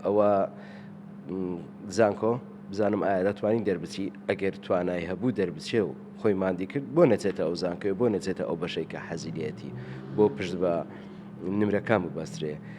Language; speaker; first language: Central Kurdish; native; Central Kurdish